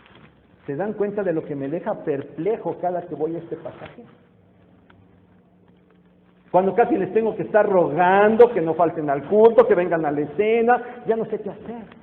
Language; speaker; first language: Spanish; native; Spanish